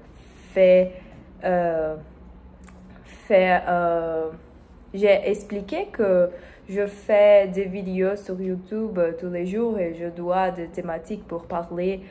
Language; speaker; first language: French; non-native, learner; Spanish